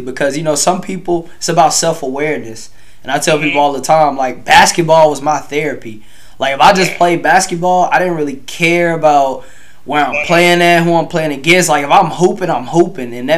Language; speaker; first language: English; native; English